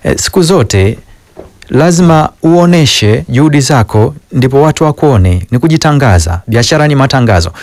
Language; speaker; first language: Swahili; native; Swahili